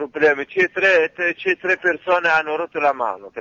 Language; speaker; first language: Italian; non-native, local second language; Arabic